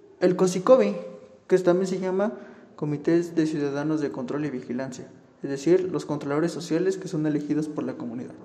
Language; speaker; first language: Spanish; native; Spanish